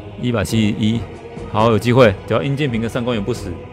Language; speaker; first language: Chinese; native; Chinese